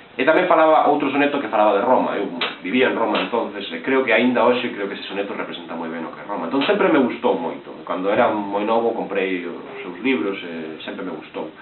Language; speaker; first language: Galician; non-native, fluent; Spanish